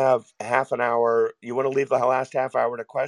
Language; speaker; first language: English; native; English